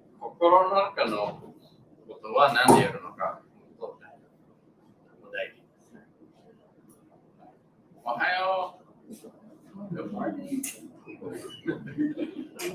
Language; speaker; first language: Japanese; non-native, learner; English